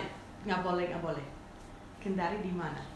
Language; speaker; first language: Indonesian; non-native, fluent; English